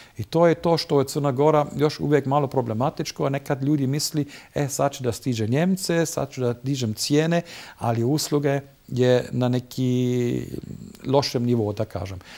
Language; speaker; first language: Bosnian; non-native, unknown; German